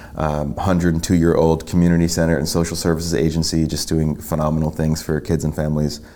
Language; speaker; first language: English; native; English